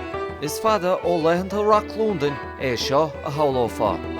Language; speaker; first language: Irish; native; Irish